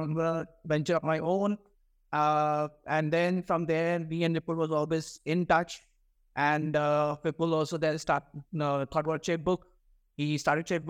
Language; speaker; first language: English; non-native, local second language; Hindi